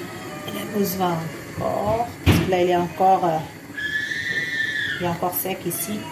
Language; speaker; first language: French; non-native, fluent; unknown